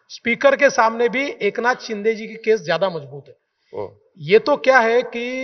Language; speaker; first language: Hindi; non-native, local second language; Marathi